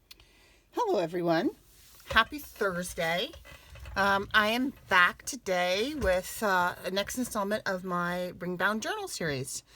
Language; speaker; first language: English; native; English